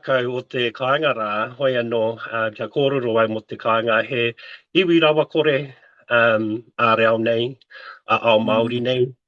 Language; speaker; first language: Māori; non-native, local second language; English